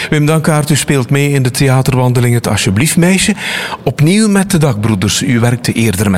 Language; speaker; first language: Dutch; native; Dutch